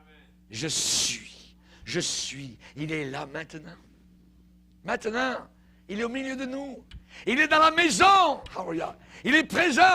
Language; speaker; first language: French; native; French